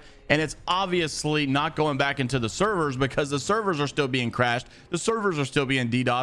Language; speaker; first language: English; native; English